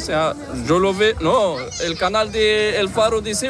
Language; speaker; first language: Spanish; non-native, learner; Arabic